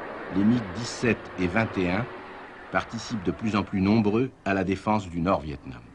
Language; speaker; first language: French; native; French